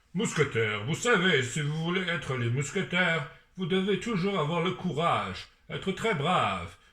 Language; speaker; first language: French; non-native, learner; English